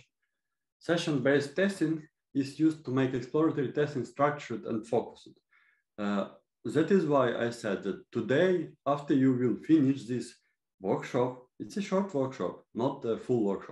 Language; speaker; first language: English; non-native, fluent; Ukrainian